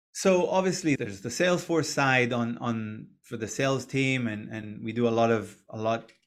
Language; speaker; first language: English; non-native, fluent; Hebrew